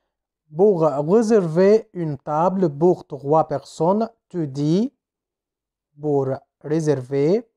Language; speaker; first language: French; non-native, fluent; Arabic